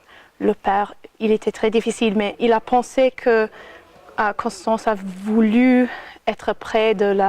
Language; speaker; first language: French; non-native, fluent; English